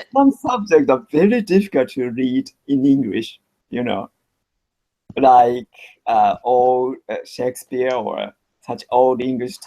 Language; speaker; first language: English; non-native, learner; Japanese